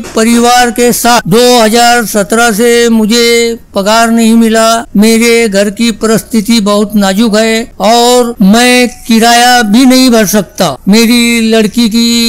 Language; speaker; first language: Hindi; non-native, local second language; Marathi